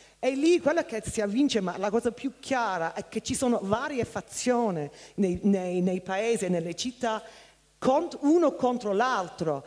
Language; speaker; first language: Italian; non-native, fluent; English